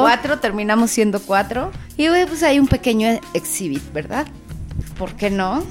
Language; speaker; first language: Spanish; native; Spanish